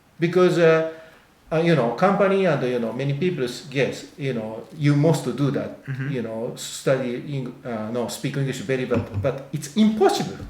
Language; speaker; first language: English; non-native, learner; Japanese